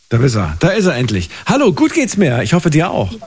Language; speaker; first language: German; native; German